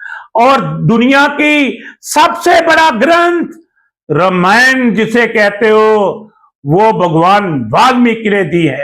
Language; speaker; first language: Hindi; non-native, local second language; Punjabi